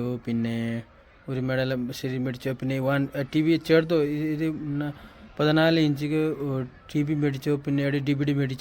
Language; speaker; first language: Malayalam; non-native, learner; Nepali